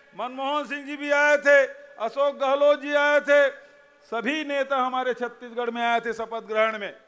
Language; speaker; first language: Hindi; native; Hindi